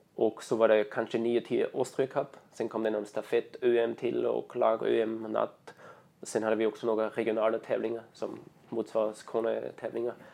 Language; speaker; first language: Swedish; non-native, fluent; German